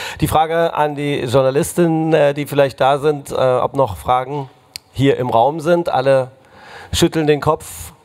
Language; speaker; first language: German; native; German